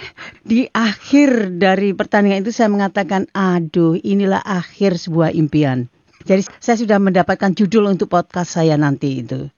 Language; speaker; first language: Indonesian; native; Indonesian